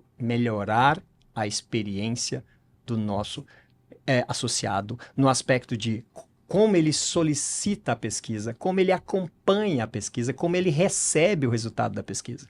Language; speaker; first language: Portuguese; native; Portuguese